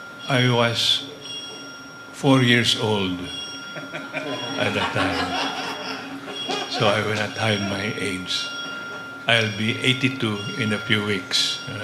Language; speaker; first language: English; non-native, local second language; Filipino